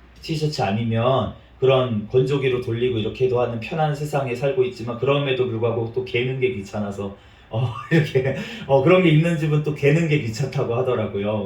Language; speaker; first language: Korean; native; Korean